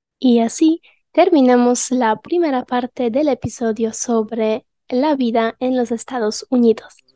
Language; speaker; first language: Spanish; non-native, fluent; Polish